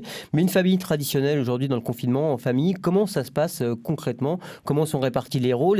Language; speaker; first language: French; native; French